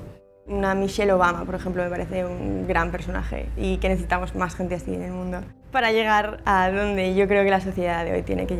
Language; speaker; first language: Spanish; native; Spanish